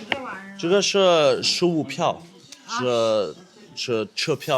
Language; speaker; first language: Chinese; non-native, learner; English